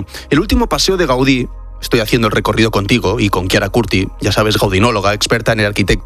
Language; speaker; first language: Spanish; native; Spanish